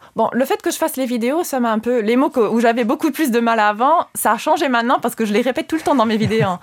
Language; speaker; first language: French; non-native, local second language; Luxembourgish